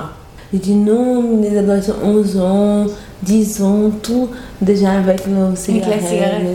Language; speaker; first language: French; non-native, learner; Portuguese